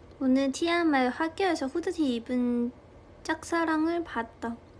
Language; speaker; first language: Korean; non-native, fluent; Chinese